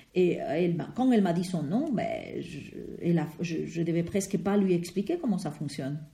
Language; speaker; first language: French; non-native, fluent; Spanish